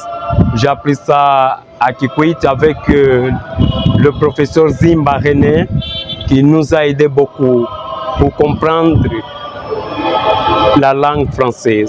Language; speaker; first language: French; non-native, learner; Portuguese